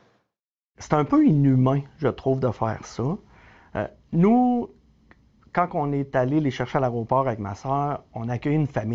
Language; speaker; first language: French; native; French